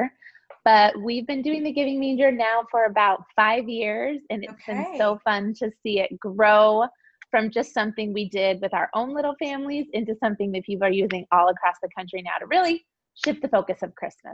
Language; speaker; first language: English; native; English